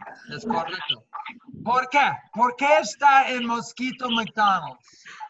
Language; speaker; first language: Spanish; non-native, fluent; English